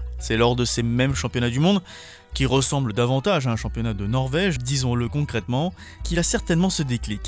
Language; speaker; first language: French; native; French